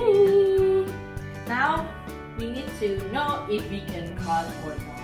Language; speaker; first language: English; non-native, fluent; Indonesian